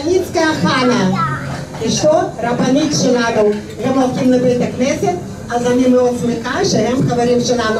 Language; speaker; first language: Hebrew; non-native, fluent; Russian